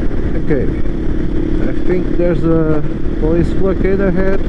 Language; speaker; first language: English; non-native, fluent; Portuguese